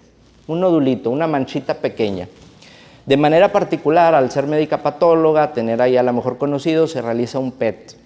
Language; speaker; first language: Spanish; native; Spanish